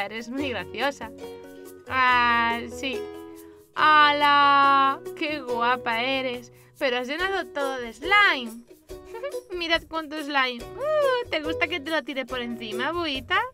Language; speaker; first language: Spanish; native; Spanish